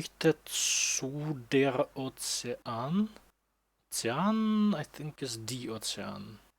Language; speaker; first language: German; non-native, learner; English